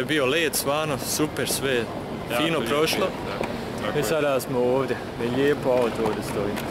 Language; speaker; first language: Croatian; early bilingual, heritage; Croatian